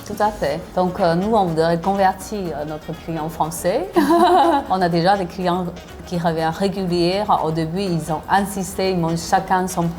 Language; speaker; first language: French; non-native, fluent; Chinese